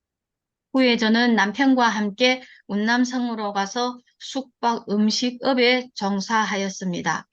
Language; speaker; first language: Korean; early bilingual, heritage; Korean